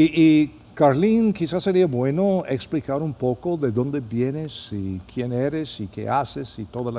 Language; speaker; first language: Spanish; non-native, fluent; English